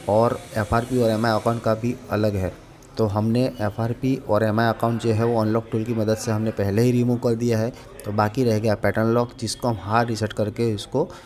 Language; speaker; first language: Hindi; non-native, local second language; Gujarati